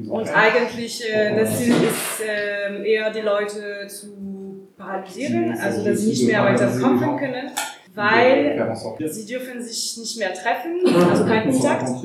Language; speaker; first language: German; non-native, learner; French